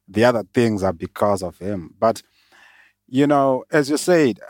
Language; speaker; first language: English; non-native, local second language; Shona